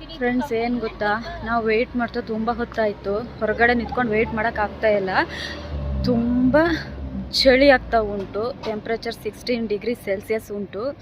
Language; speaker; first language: Kannada; native; Kannada